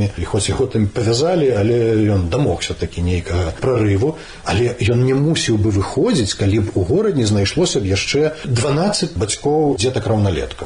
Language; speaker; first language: Belarusian; native; Belarusian